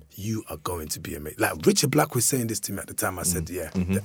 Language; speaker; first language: English; early bilingual, other home language; Lingala